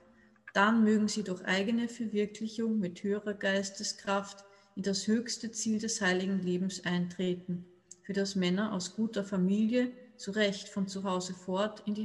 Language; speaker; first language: German; native; German